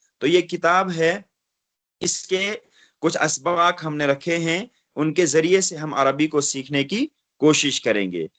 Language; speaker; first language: Urdu; non-native, local second language; Kashmiri